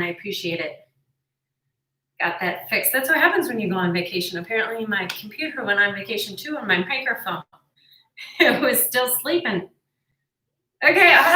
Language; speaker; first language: English; native; English